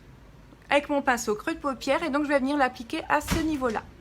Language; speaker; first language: French; native; French